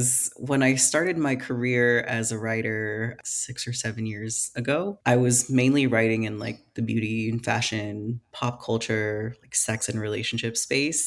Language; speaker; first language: English; non-native, local second language; Filipino